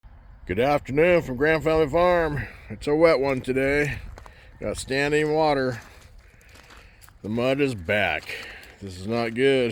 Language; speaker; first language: English; native; English